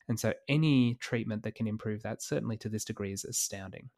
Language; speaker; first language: English; native; English